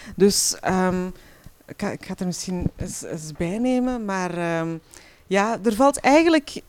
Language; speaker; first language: Dutch; early bilingual, other home language; Arabic